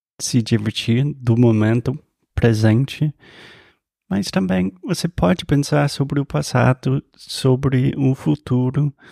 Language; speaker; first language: Portuguese; non-native, fluent; English